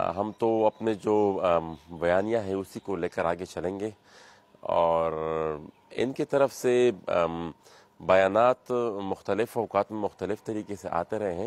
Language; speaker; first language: Urdu; non-native, local second language; Pashto